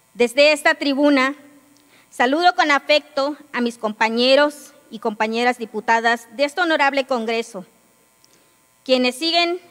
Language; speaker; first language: Spanish; non-native, local second language; Yucateco